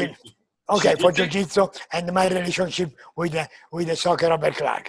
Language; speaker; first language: English; non-native, learner; Italian